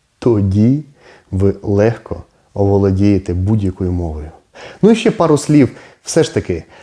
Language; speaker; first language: Ukrainian; non-native, local second language; Russian